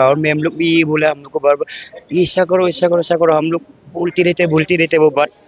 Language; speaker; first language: Hindi; non-native, local second language; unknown